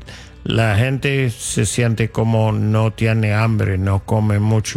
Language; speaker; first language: Spanish; non-native, fluent; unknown